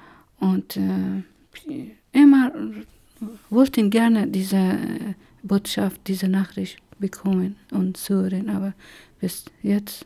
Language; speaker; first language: German; non-native, learner; Persian